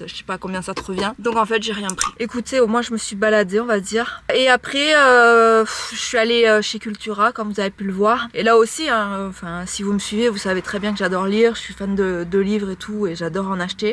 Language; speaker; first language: French; native; French